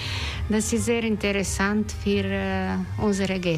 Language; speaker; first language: German; non-native, learner; Croatian